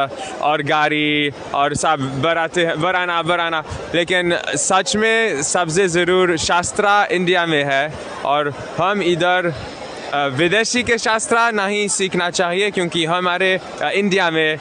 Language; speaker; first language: Hindi; non-native, learner; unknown